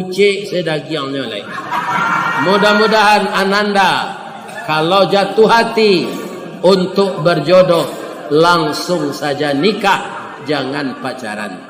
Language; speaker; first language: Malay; non-native, local second language; Minangkabau